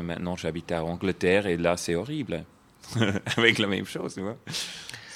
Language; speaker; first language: French; non-native, fluent; German